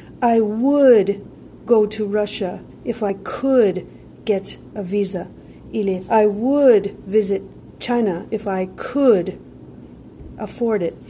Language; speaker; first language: English; native; English